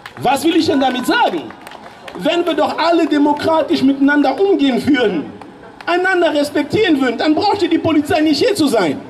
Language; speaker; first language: German; early bilingual, other home language; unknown